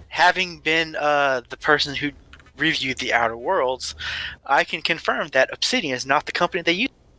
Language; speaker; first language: English; native; English